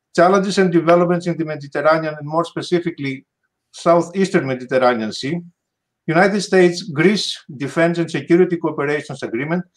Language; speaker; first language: English; non-native, fluent; Greek